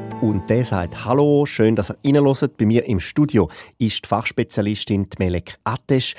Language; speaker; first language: German; native; German